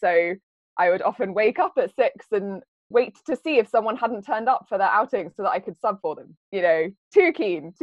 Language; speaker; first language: English; native; English